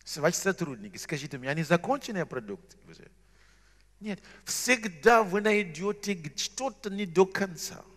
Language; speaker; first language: Russian; non-native, fluent; Shona